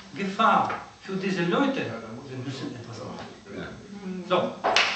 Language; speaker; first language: German; non-native, learner; Russian